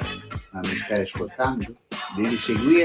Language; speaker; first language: Italian; native; Italian